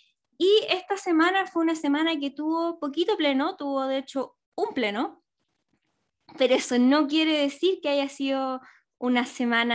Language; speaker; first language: Spanish; native; Spanish